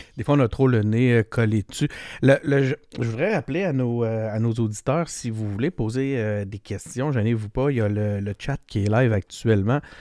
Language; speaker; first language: French; native; French